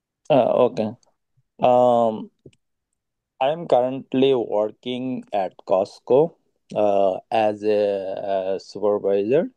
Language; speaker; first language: English; non-native, learner; Bangla